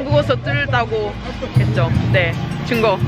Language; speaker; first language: Korean; non-native, learner; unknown